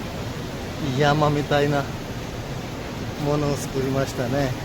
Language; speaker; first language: Japanese; non-native, fluent; Urdu